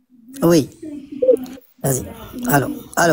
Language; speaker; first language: Arabic; native; Arabic